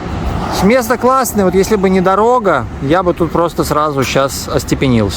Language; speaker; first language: Russian; native; Russian